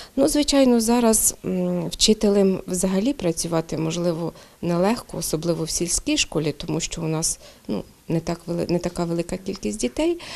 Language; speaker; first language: Ukrainian; native; Ukrainian